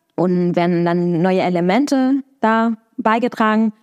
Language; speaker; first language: German; non-native, fluent; Spanish